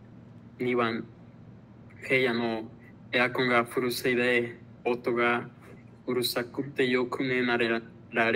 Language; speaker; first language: Japanese; non-native, learner; Spanish